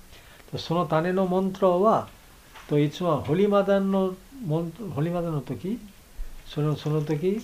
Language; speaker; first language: Japanese; non-native, learner; Bangla